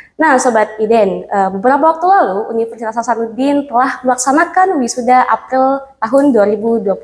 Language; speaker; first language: Indonesian; native; Indonesian